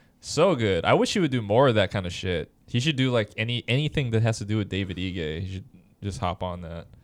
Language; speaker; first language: English; native; English